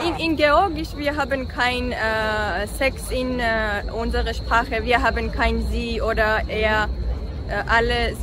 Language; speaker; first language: German; non-native, learner; Georgian